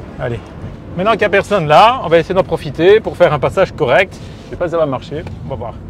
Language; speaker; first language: French; native; French